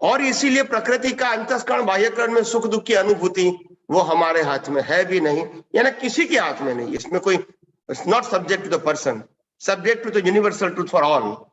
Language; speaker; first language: Hindi; non-native, local second language; Gujarati